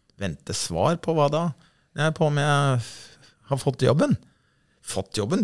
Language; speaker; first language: Norwegian; native; Norwegian